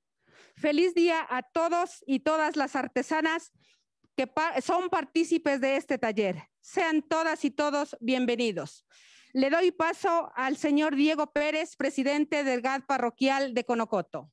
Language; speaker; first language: Spanish; native; Spanish